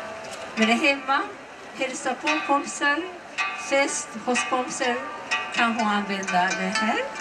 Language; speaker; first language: Swedish; non-native, learner; Japanese